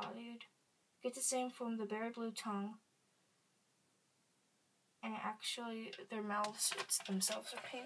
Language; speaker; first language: English; native; English